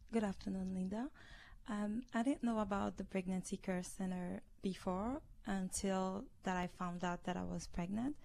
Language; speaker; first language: English; non-native, learner; Haitian Creole